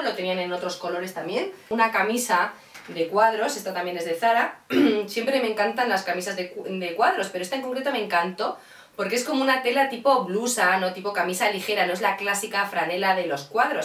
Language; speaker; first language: Spanish; native; Spanish